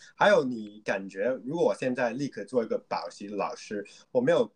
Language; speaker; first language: Chinese; non-native, local second language; Cantonese